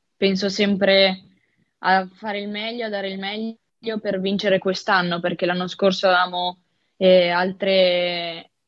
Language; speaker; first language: Italian; native; Italian